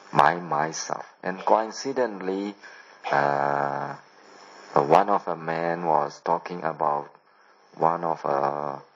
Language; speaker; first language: English; non-native, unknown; Burmese